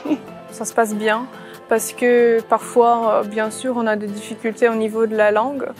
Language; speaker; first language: French; non-native, fluent; Czech